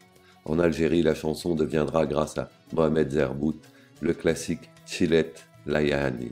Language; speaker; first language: French; native; French